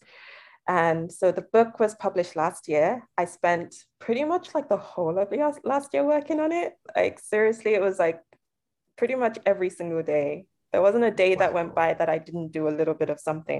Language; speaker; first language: English; non-native, local second language; Yoruba